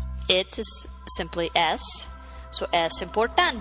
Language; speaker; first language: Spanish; non-native, fluent; English